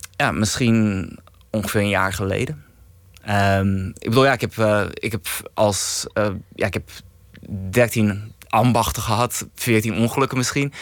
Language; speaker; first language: Dutch; native; Dutch